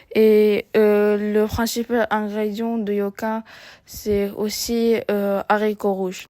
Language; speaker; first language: French; non-native, learner; Japanese